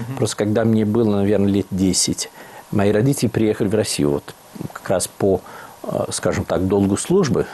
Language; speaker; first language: Russian; non-native, fluent; Italian